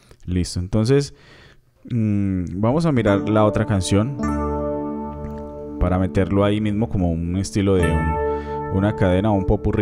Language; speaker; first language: Spanish; native; Spanish